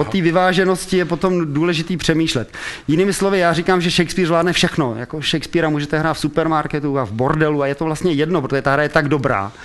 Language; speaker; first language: Czech; native; Czech